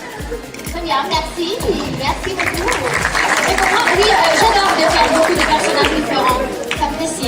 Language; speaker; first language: French; non-native, fluent; Spanish